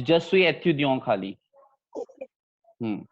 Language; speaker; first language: French; non-native, fluent; Hindi